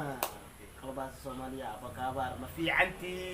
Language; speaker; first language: Indonesian; non-native, learner; Somali